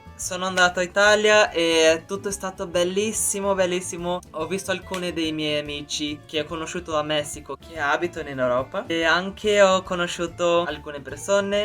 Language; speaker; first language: Italian; non-native, learner; Portuguese